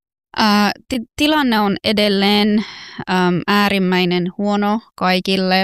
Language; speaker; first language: Finnish; non-native, fluent; Persian